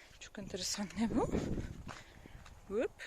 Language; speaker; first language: Turkish; non-native, learner; Russian